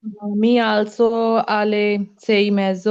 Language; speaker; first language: Italian; non-native, learner; Punjabi